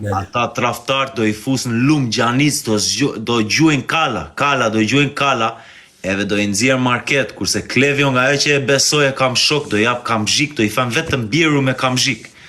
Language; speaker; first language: Albanian; early bilingual, heritage; Albanian